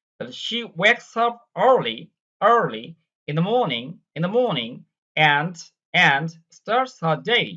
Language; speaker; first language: English; non-native, local second language; Bangla